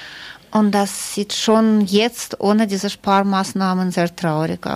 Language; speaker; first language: German; non-native, fluent; Russian